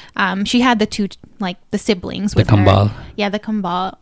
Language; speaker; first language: English; native; English